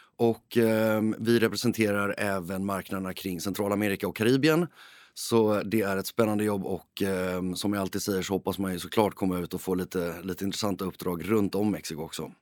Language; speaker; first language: Swedish; early bilingual, heritage; Swedish